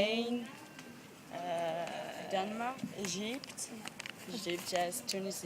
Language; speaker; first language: English; non-native, learner; French